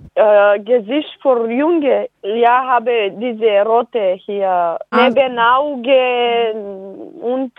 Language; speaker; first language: German; non-native, learner; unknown